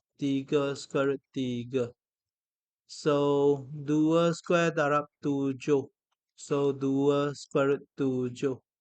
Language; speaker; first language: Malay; non-native, local second language; Chinese